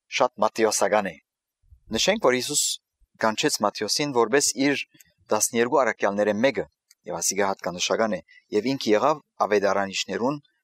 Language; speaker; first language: Armenian; early bilingual, heritage; Armenian